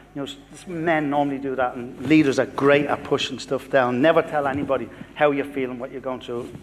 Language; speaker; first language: English; native; English